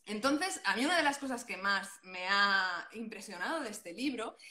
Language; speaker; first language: Spanish; non-native, local second language; Catalan